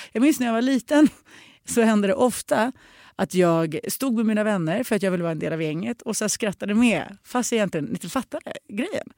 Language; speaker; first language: Swedish; early bilingual, other home language; Russian